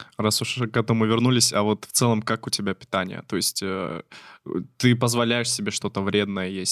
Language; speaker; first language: Russian; native; Russian